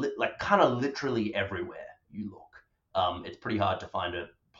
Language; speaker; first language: English; native; English